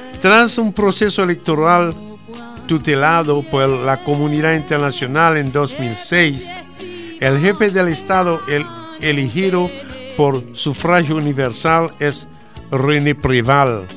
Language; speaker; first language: Spanish; non-native, fluent; Haitian Creole